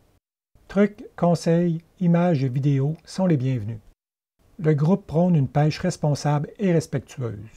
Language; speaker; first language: French; native; French